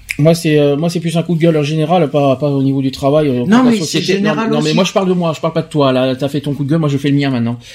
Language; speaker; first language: French; native; French